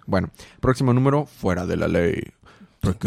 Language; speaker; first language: Spanish; native; Spanish